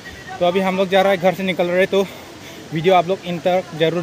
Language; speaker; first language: Hindi; non-native, local second language; Karbi